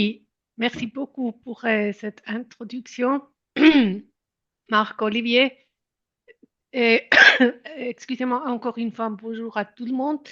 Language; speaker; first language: French; non-native, local second language; German